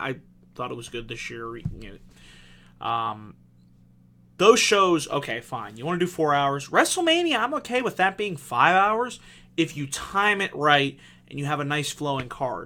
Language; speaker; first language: English; native; English